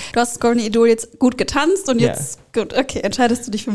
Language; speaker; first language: German; native; German